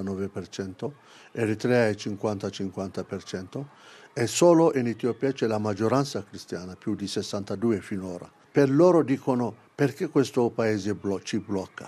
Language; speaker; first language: Italian; non-native, fluent; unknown